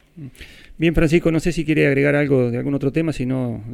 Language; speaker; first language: Spanish; native; Spanish